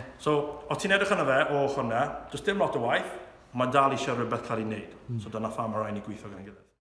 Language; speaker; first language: Welsh; non-native, local second language; English